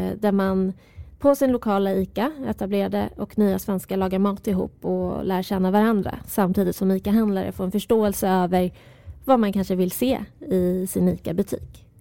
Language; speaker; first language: Swedish; early bilingual, other home language; Persian